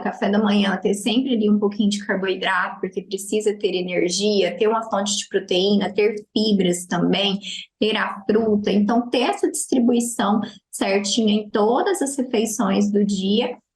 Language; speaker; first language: Portuguese; native; Portuguese